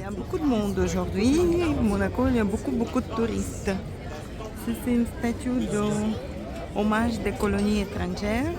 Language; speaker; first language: French; non-native, fluent; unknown